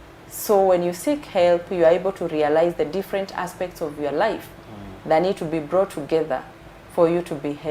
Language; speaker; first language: English; non-native, local second language; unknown